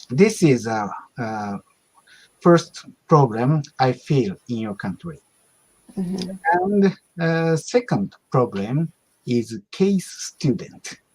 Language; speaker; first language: English; non-native, learner; Japanese